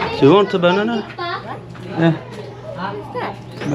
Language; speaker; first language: English; non-native, learner; French